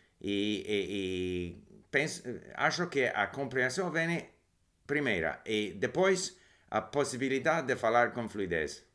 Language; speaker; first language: Portuguese; non-native, learner; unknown